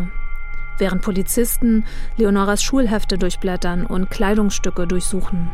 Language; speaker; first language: German; native; German